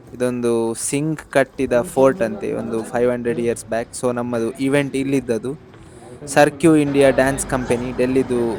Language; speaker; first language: Kannada; non-native, local second language; Tulu